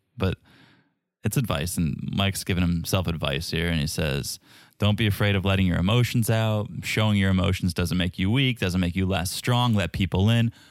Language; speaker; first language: English; native; English